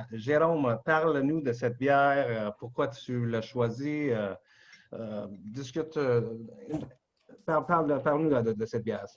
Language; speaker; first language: French; non-native, local second language; English